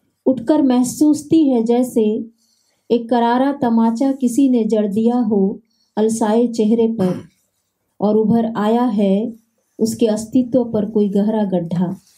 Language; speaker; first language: Hindi; non-native, local second language; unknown